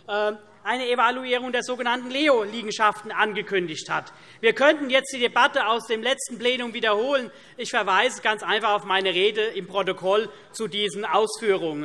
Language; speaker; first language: German; native; German